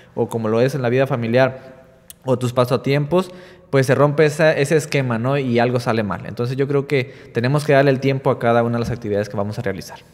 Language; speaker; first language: Spanish; native; Spanish